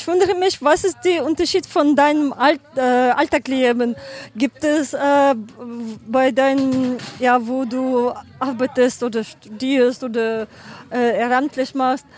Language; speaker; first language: German; non-native, learner; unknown